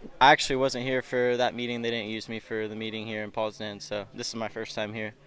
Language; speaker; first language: English; native; English